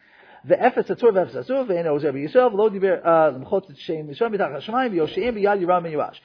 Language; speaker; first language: Hebrew; non-native, fluent; English